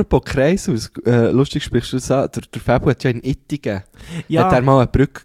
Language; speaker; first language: German; native; German